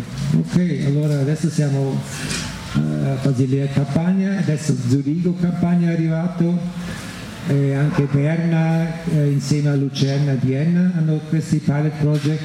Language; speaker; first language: Italian; non-native, fluent; German